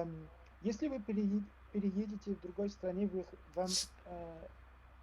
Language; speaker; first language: Russian; non-native, learner; French